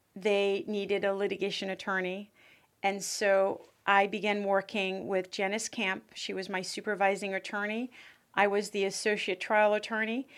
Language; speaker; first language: English; early bilingual, other home language; French